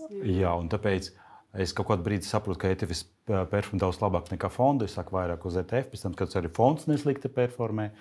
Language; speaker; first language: Latvian; non-native, local second language; Russian